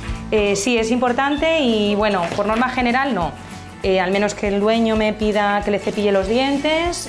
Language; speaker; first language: Spanish; native; Spanish